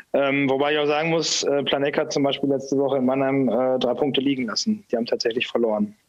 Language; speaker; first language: German; native; German